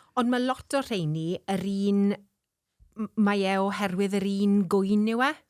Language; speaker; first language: Welsh; native; Welsh